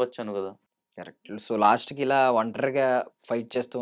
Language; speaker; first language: Telugu; native; Telugu